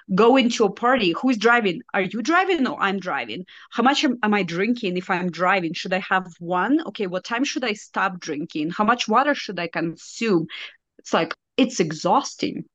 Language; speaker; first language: English; non-native, fluent; Russian